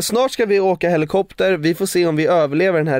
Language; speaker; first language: Swedish; native; Swedish